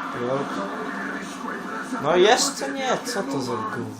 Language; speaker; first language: Polish; native; Polish